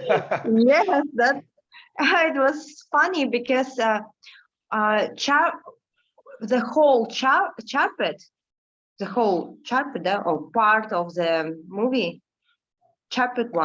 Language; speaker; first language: English; non-native, learner; Russian